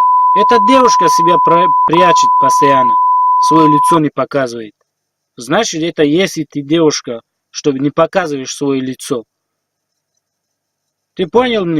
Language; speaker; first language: Russian; non-native, learner; Tajik